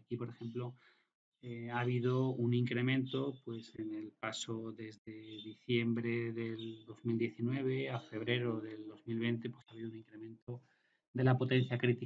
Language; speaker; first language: Spanish; native; Spanish